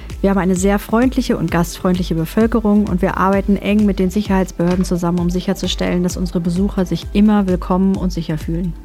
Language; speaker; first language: German; native; German